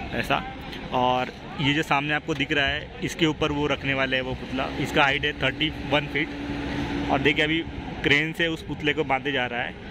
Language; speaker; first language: Hindi; non-native, local second language; Marathi